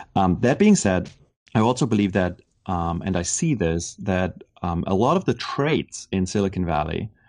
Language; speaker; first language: English; non-native, fluent; German